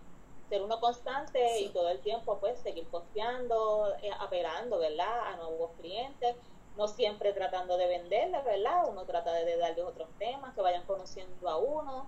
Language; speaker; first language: Spanish; native; Spanish